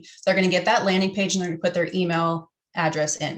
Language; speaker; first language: English; native; English